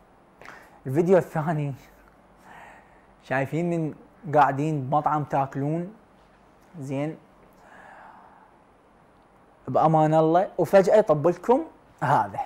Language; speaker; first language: Arabic; native; Arabic